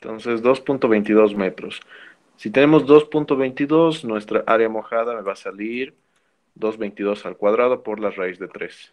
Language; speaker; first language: Spanish; native; Spanish